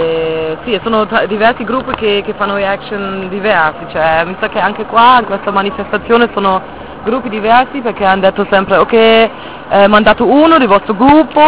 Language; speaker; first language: Italian; non-native, fluent; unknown